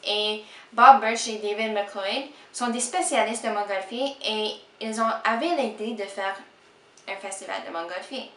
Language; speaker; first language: French; non-native, local second language; English